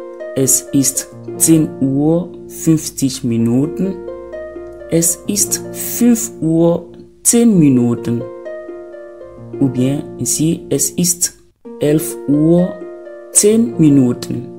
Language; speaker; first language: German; non-native, fluent; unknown